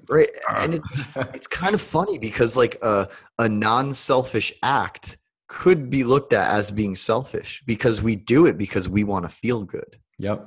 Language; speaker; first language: English; native; English